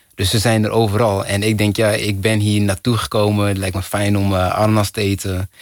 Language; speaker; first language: Dutch; early bilingual, other home language; Kinyarwanda